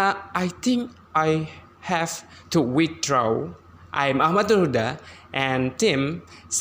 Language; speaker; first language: English; non-native, learner; Indonesian